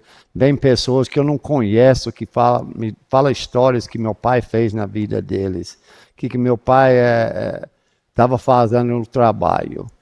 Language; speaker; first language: Portuguese; non-native, fluent; English